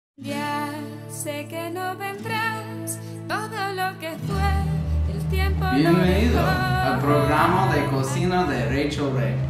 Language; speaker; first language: Spanish; non-native, learner; English